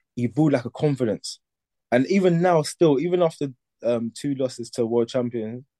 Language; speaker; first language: English; native; English